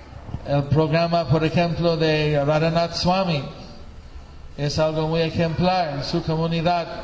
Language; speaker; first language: Spanish; non-native, fluent; English